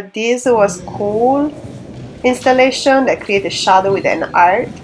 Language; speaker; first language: English; non-native, fluent; Italian